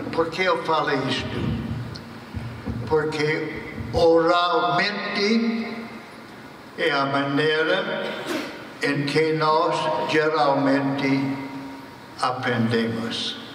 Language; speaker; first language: Portuguese; non-native, fluent; English